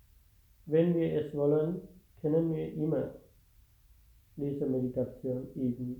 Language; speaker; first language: German; non-native, fluent; Sinhala